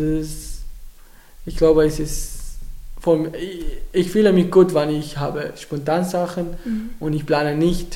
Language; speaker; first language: German; non-native, learner; Arabic